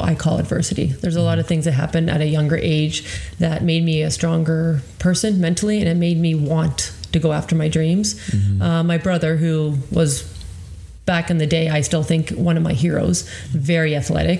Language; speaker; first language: English; non-native, fluent; Croatian